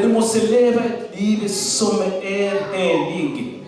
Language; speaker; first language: Swedish; non-native, learner; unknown